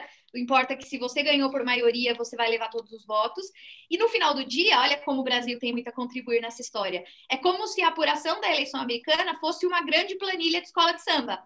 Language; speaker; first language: Portuguese; native; Portuguese